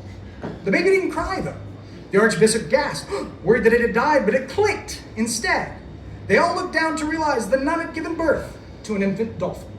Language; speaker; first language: English; native; English